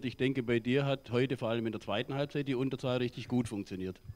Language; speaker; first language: German; native; German